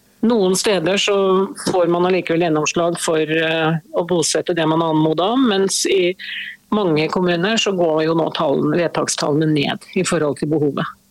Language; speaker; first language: Norwegian; native; Norwegian